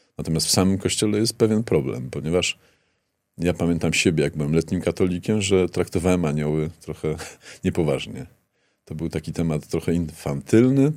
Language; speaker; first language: Polish; native; Polish